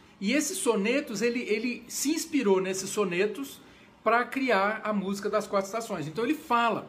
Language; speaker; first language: Portuguese; native; Portuguese